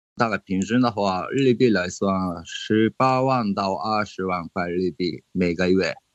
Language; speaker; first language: Chinese; non-native, fluent; Japanese